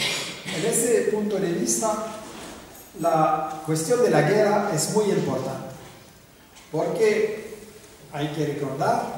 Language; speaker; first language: Spanish; non-native, fluent; French